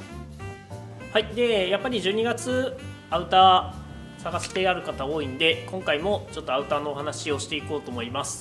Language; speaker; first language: Japanese; native; Japanese